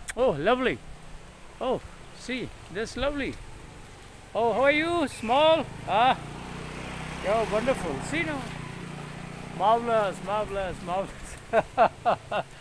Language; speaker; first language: English; non-native, local second language; Punjabi